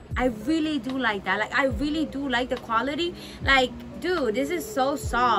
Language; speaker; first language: English; early bilingual, other home language; Spanish